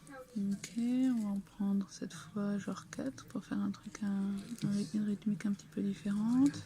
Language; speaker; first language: French; native; French